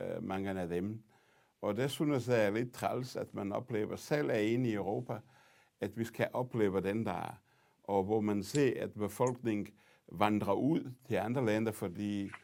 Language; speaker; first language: Danish; non-native, fluent; Portuguese